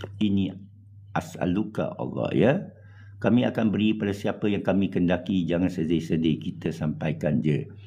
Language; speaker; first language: Malay; non-native, local second language; English